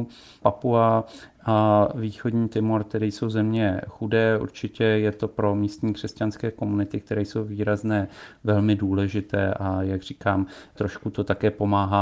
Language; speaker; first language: Czech; native; Czech